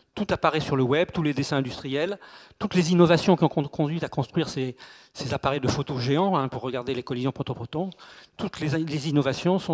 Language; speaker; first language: French; native; French